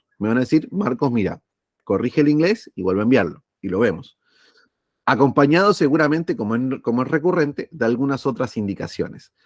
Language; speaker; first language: Spanish; native; Spanish